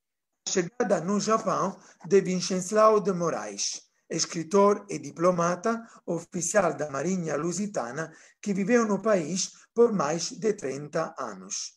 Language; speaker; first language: Portuguese; non-native, fluent; Italian